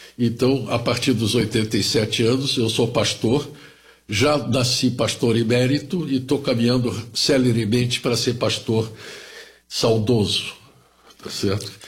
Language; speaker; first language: Portuguese; early bilingual, other home language; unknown